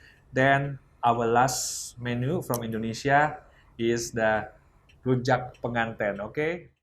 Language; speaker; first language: English; non-native, fluent; Indonesian